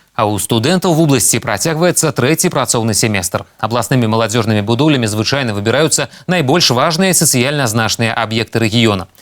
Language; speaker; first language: Belarusian; native; Belarusian